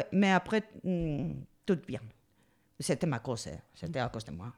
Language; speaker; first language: French; non-native, learner; Spanish